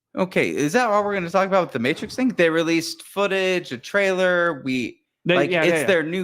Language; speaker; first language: English; native; English